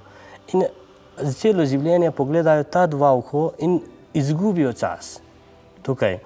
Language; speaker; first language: Slovenian; non-native, learner; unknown